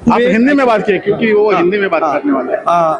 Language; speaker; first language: Hindi; non-native, local second language; Marathi